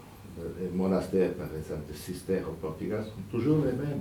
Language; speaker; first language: French; non-native, fluent; Portuguese